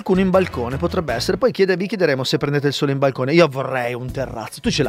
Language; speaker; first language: Italian; native; Italian